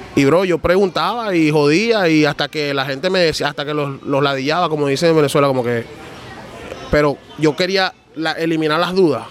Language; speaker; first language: Spanish; early bilingual, heritage; Spanish